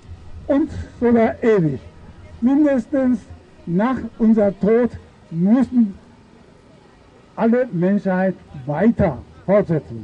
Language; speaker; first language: German; non-native, fluent; Japanese